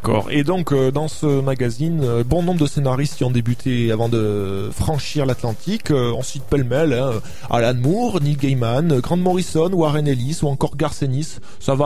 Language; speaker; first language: French; native; French